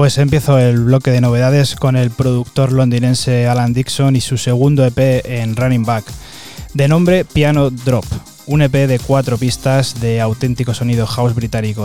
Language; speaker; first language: Spanish; native; Spanish